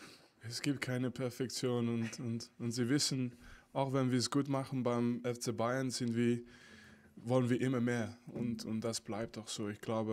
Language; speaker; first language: German; non-native, fluent; French